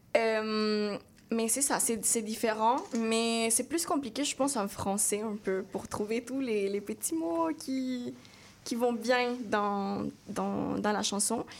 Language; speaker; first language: French; non-native, fluent; Spanish